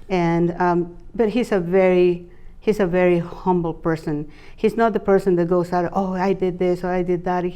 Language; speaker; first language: English; non-native, fluent; Spanish